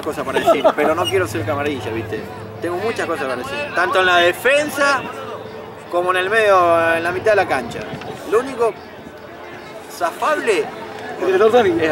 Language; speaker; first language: Spanish; native; Spanish